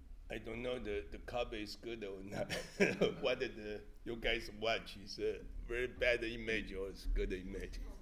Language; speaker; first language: English; non-native, learner; Chinese